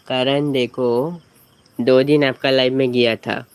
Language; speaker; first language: Hindi; non-native, local second language; Bangla